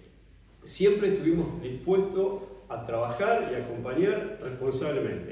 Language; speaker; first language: Spanish; native; Spanish